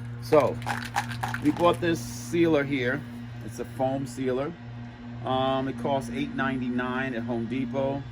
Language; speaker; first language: English; native; English